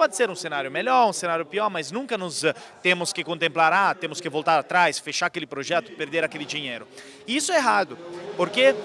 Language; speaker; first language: Portuguese; non-native, fluent; Italian